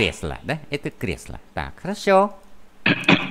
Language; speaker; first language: Russian; non-native, fluent; Vietnamese